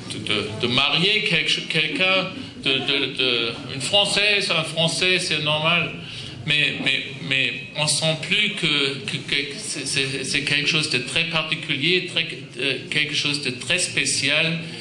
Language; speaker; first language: French; non-native, fluent; German